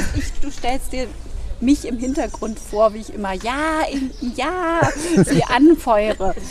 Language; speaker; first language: German; non-native, fluent; English